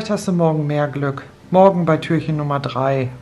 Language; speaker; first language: German; native; German